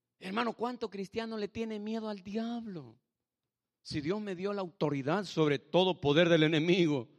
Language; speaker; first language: Spanish; native; Spanish